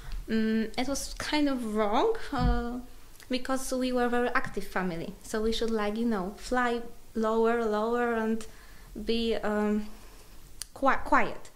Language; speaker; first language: English; non-native, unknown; Polish